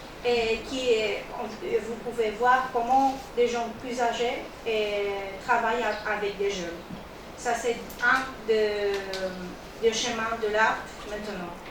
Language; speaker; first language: French; non-native, learner; Spanish